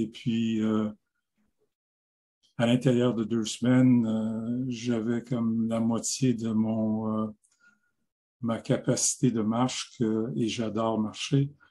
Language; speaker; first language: French; non-native, local second language; English